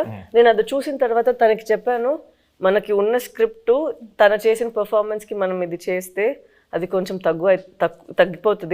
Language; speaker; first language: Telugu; non-native, fluent; Tamil